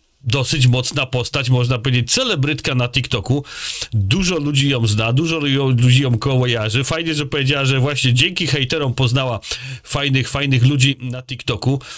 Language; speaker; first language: Polish; native; Polish